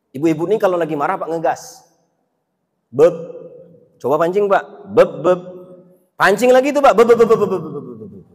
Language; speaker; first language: Indonesian; non-native, local second language; Minangkabau